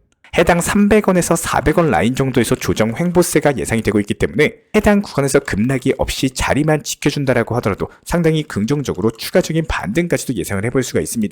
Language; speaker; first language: Korean; native; Korean